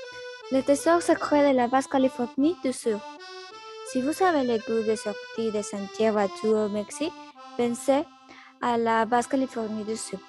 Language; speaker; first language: French; non-native, learner; Spanish